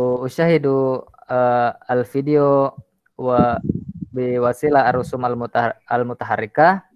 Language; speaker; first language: Arabic; non-native, learner; Indonesian